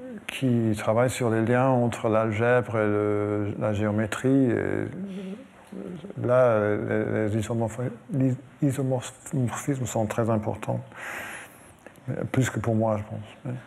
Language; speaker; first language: French; non-native, fluent; English